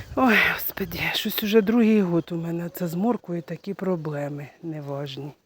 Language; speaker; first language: Ukrainian; native; Ukrainian